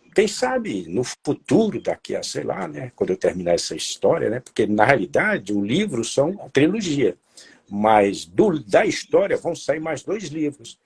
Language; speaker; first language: Portuguese; native; Portuguese